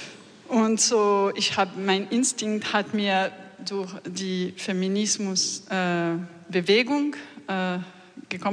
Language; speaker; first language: German; non-native, learner; French